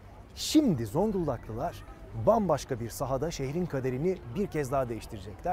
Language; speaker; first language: Turkish; native; Turkish